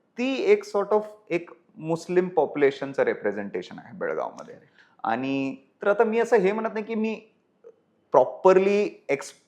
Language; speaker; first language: Marathi; native; Marathi